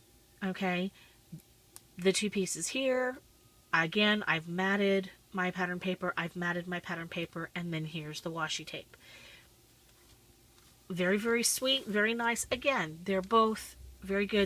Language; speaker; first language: English; native; English